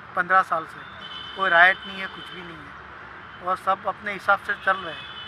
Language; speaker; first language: Hindi; non-native, local second language; Gujarati